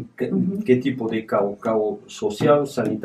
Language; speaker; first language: Portuguese; non-native, fluent; French